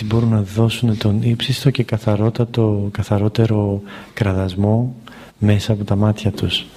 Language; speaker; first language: Greek; native; Greek